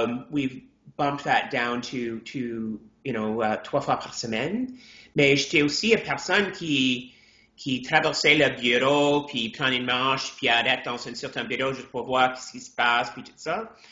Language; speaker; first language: French; non-native, fluent; English